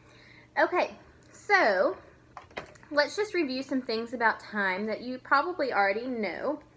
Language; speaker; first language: English; native; English